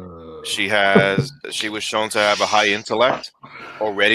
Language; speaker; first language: English; native; English